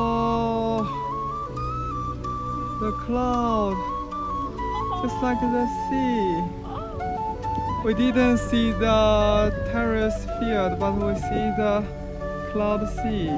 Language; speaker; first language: English; non-native, learner; Chinese